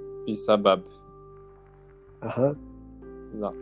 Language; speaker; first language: Arabic; non-native, learner; Japanese